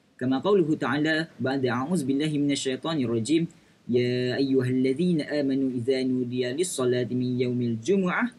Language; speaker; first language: Arabic; non-native, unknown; Malay